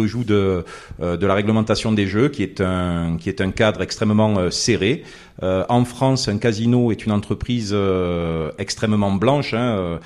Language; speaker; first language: French; native; French